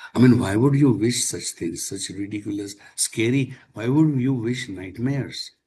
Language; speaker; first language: English; non-native, local second language; Marathi